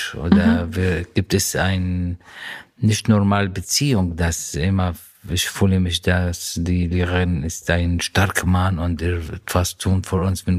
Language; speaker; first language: German; non-native, learner; Arabic